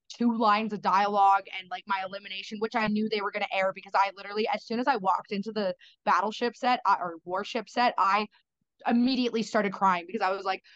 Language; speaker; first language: English; native; English